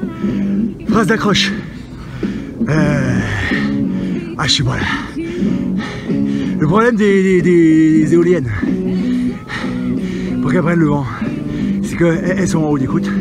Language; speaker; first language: French; native; French